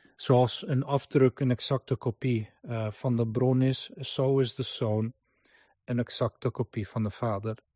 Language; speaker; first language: Dutch; non-native, fluent; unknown